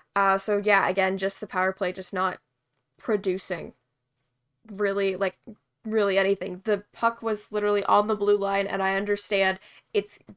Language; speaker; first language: English; native; English